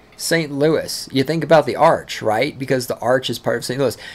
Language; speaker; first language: English; native; English